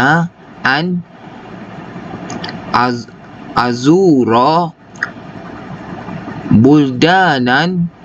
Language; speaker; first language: Arabic; non-native, learner; Malay